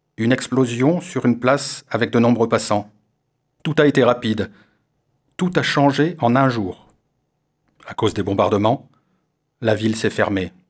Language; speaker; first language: French; non-native, learner; Armenian